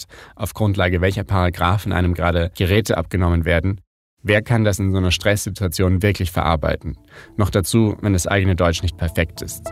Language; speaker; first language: German; native; German